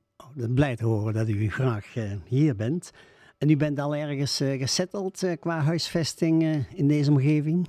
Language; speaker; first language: Dutch; native; Dutch